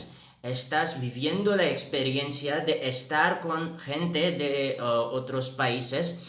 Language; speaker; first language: Spanish; non-native, fluent; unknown